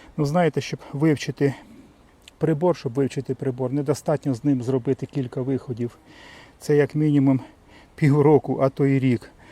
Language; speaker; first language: Ukrainian; native; Ukrainian